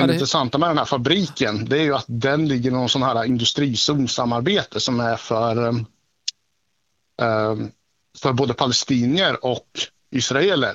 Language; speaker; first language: Swedish; native; Swedish